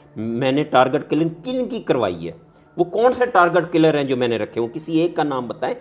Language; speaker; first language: Urdu; non-native, local second language; Punjabi